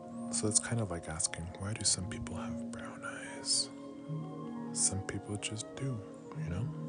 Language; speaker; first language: English; native; English